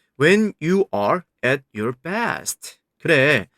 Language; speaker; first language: English; non-native, fluent; Korean